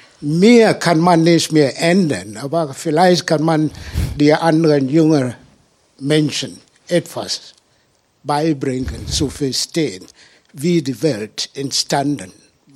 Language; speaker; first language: German; non-native, learner; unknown